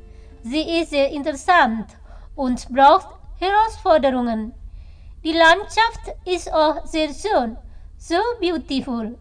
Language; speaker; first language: German; non-native, learner; Indonesian